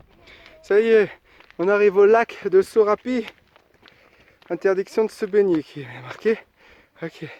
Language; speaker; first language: French; native; French